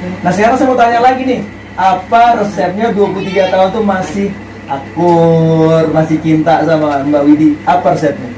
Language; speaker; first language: Indonesian; native; Indonesian